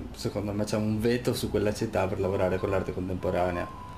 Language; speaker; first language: Italian; native; Italian